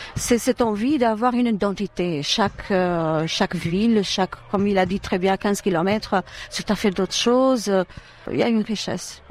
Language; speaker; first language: French; non-native, fluent; Albanian